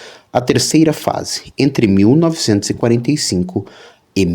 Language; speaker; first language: Portuguese; native; Portuguese